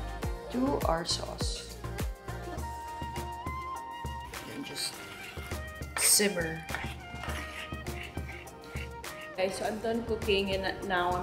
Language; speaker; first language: English; non-native, local second language; Filipino